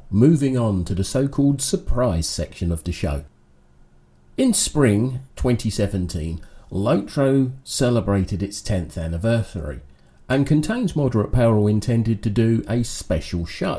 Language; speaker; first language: English; native; English